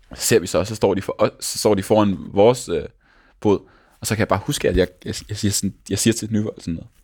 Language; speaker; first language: Danish; native; Danish